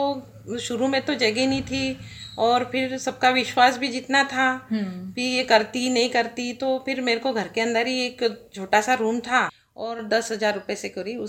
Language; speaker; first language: Hindi; non-native, local second language; Marathi